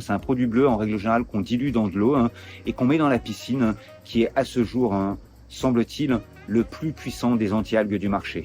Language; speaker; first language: French; native; French